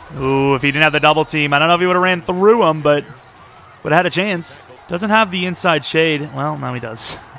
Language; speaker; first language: English; native; English